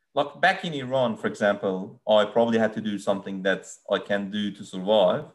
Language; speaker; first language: English; non-native, fluent; Persian